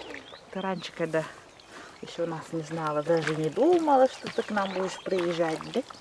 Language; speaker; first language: Russian; native; Russian